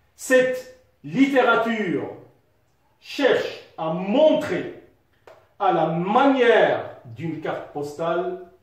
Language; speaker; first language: French; non-native, local second language; Arabic